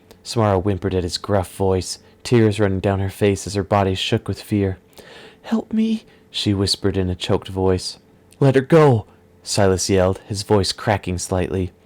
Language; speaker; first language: English; native; English